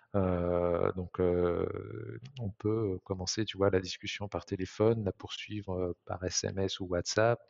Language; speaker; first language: French; native; French